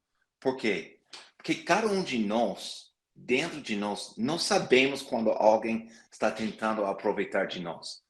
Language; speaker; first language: Portuguese; non-native, fluent; English